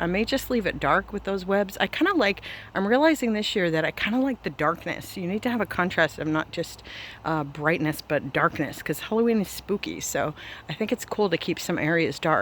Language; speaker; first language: English; native; English